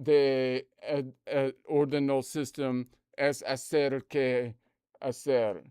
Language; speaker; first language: Spanish; non-native, learner; English